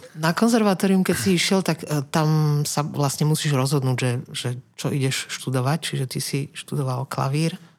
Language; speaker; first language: Slovak; native; Slovak